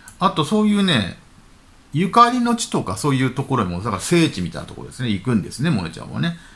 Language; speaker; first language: Japanese; native; Japanese